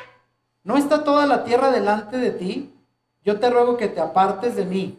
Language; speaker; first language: Spanish; native; Spanish